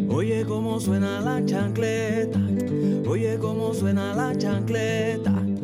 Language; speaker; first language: Spanish; native; Spanish